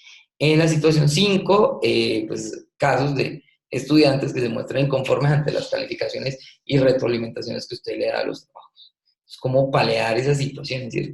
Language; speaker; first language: Spanish; native; Spanish